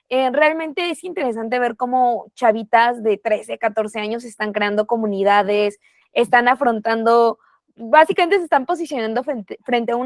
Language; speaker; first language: Spanish; native; Spanish